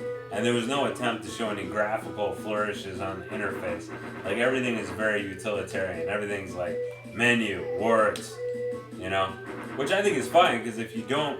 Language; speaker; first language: English; native; English